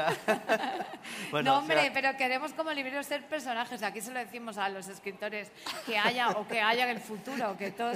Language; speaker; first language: Spanish; native; Spanish